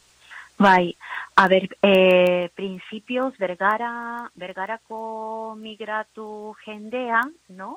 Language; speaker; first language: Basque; non-native, learner; Spanish